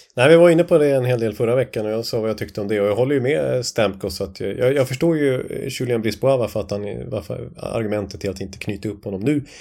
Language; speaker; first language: Swedish; native; Swedish